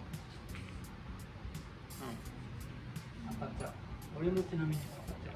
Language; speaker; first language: Japanese; native; Japanese